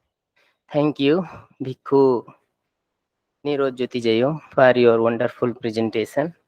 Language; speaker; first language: English; non-native, fluent; Thai